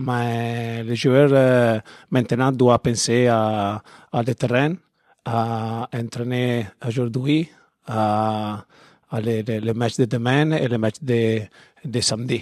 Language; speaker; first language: French; non-native, learner; Italian